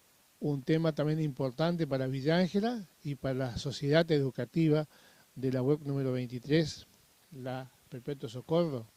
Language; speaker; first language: Spanish; native; Spanish